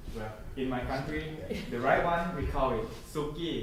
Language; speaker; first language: English; non-native, learner; Thai